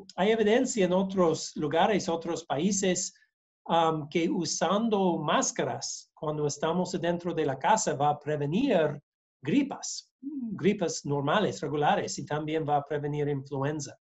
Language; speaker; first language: Spanish; non-native, learner; English